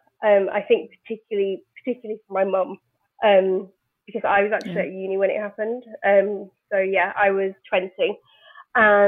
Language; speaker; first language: English; native; English